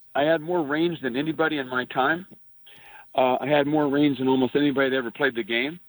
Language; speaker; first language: English; native; English